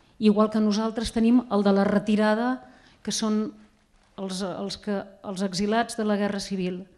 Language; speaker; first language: Catalan; native; Catalan